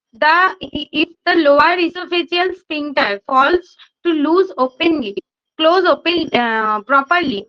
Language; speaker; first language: English; non-native, local second language; Bangla